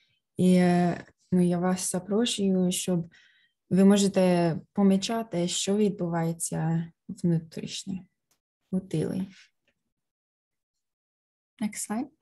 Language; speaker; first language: Ukrainian; early bilingual, heritage; Ukrainian